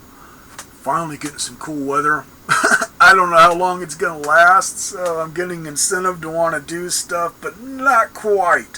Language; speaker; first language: English; native; English